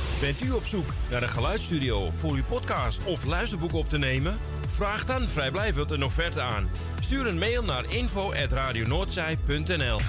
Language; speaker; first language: Dutch; native; Dutch